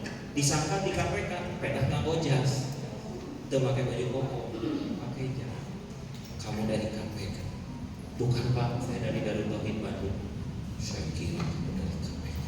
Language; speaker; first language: Indonesian; non-native, local second language; Sundanese